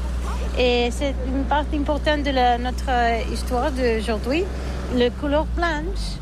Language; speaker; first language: French; non-native, learner; Catalan